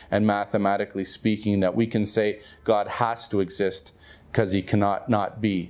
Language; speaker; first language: English; native; English